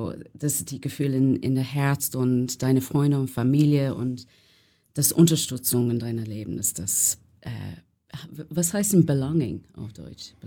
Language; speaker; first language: German; non-native, learner; English